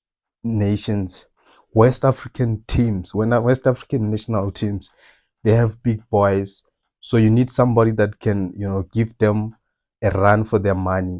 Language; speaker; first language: English; non-native, local second language; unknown